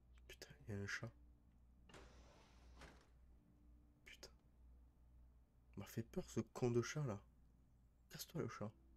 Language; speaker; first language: French; native; French